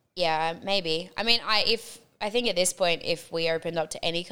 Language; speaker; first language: English; native; English